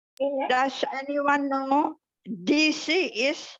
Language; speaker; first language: English; non-native, fluent; Indonesian